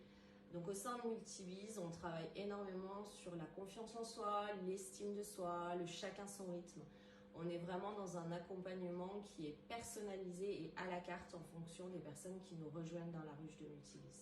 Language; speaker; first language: French; native; French